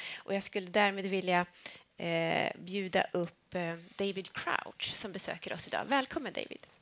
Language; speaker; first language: Swedish; native; Swedish